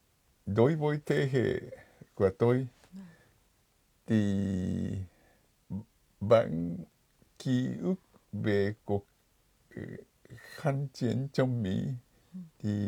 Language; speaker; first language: Vietnamese; non-native, fluent; Japanese